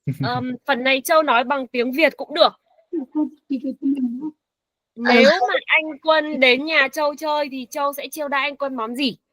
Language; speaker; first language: Vietnamese; native; Vietnamese